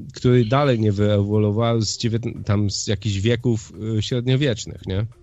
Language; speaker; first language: Polish; early bilingual, heritage; Polish